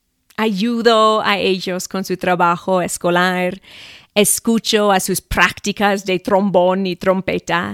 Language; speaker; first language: Spanish; non-native, fluent; English